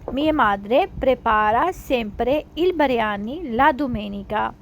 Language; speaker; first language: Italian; non-native, fluent; Urdu